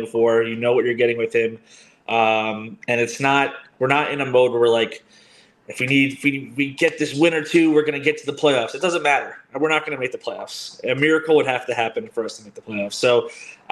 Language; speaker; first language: English; native; English